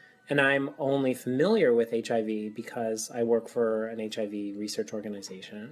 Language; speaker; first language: English; native; English